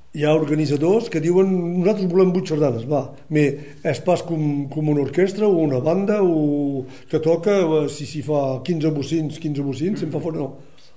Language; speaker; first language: Catalan; native; Catalan